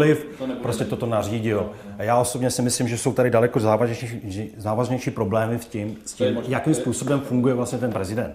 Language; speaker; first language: Czech; native; Czech